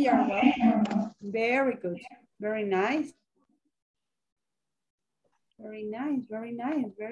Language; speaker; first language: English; non-native, learner; Spanish